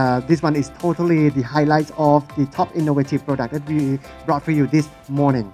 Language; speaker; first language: English; non-native, fluent; Thai